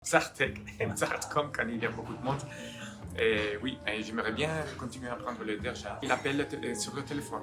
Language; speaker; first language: French; non-native, fluent; Spanish